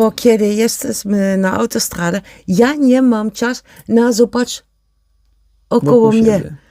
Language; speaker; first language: Polish; non-native, learner; Dutch